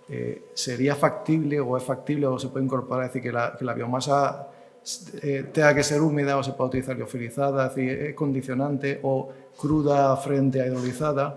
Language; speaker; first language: Spanish; native; Spanish